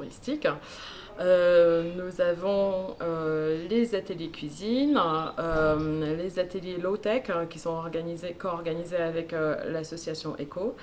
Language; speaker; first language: French; native; French